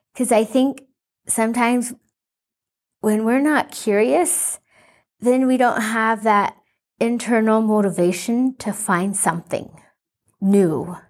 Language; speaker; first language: English; early bilingual, other home language; Spanish